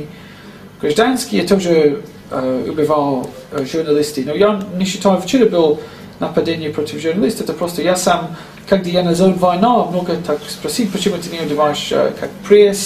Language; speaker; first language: Russian; non-native, learner; English